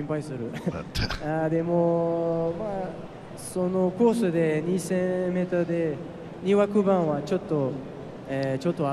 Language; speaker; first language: Japanese; non-native, fluent; French